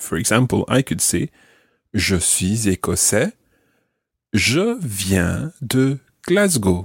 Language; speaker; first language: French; non-native, fluent; English